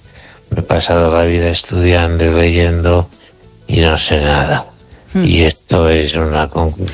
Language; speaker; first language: Spanish; native; Spanish